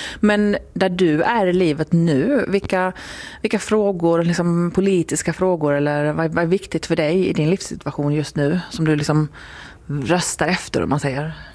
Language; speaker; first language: Swedish; native; Swedish